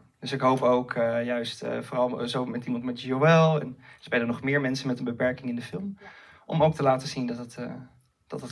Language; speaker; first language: Dutch; native; Dutch